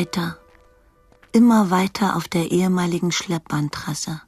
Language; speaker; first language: German; native; German